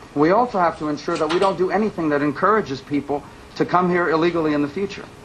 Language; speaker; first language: English; early bilingual, other home language; Spanish